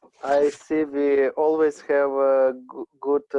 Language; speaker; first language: English; non-native, learner; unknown